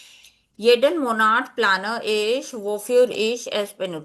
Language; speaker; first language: German; non-native, fluent; Hindi